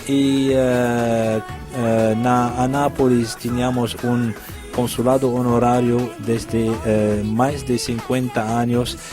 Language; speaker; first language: Portuguese; non-native, fluent; Arabic